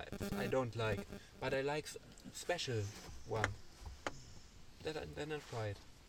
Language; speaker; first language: English; non-native, learner; German